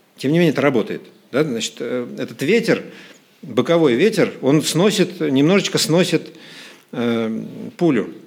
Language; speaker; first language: Russian; native; Russian